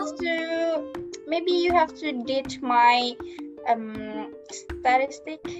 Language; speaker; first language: English; non-native, learner; Indonesian